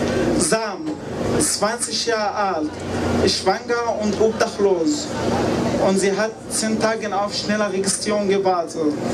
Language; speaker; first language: German; non-native, learner; Arabic